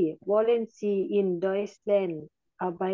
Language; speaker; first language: German; non-native, learner; Lao